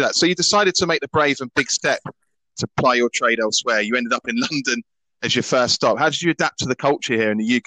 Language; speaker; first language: English; native; English